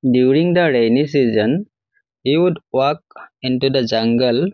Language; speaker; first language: English; non-native, local second language; Assamese